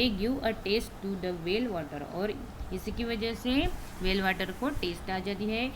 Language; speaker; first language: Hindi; non-native, local second language; Marathi